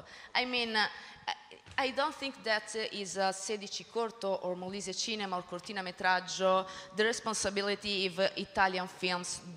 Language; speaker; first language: English; non-native, learner; Italian